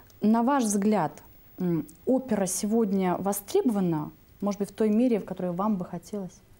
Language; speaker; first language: Russian; native; Russian